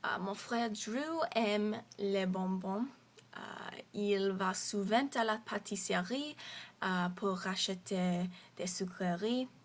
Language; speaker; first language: French; non-native, learner; English